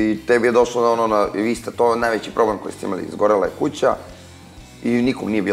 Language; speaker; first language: Serbian; native; Serbian